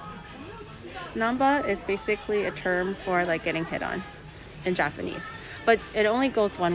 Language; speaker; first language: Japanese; non-native, learner; English